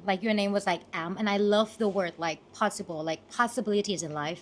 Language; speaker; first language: English; non-native, fluent; Thai